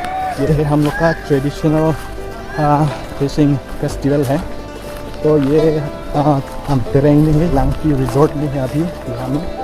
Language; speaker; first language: Hindi; non-native, local second language; Karbi